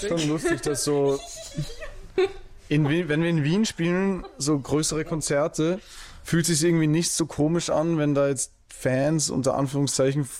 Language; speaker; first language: German; native; German